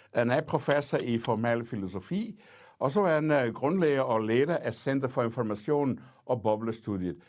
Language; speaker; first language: Danish; non-native, fluent; Portuguese